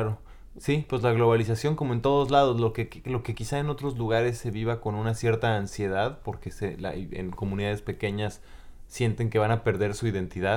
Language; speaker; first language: Spanish; native; Spanish